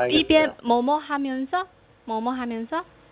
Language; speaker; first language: Korean; non-native, fluent; Chinese